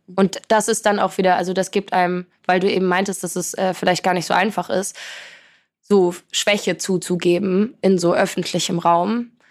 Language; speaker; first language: German; early bilingual, other home language; Polish